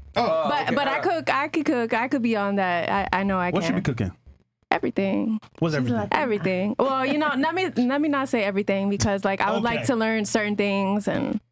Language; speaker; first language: English; native; English